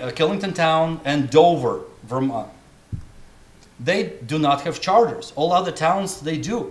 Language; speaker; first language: English; non-native, fluent; Russian